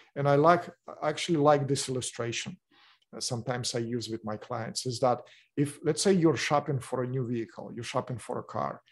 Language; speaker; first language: English; non-native, fluent; Russian